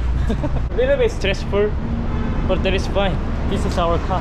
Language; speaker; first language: English; non-native, learner; Korean